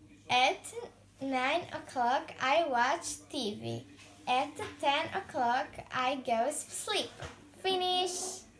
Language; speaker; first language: English; non-native, learner; Croatian